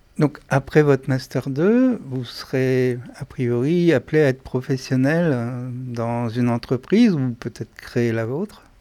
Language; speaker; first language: French; native; French